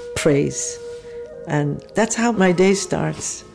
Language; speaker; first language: English; non-native, fluent; Korean